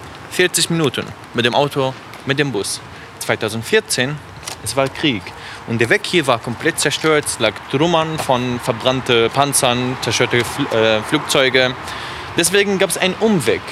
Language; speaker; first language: German; non-native, fluent; Arabic